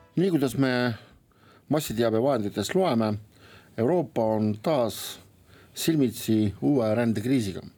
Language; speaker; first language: Estonian; non-native, local second language; Russian